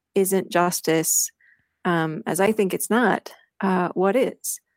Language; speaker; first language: English; native; English